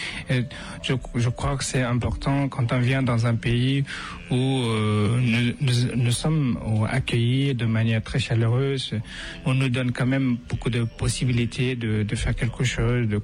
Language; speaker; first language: French; non-native, fluent; Tibetan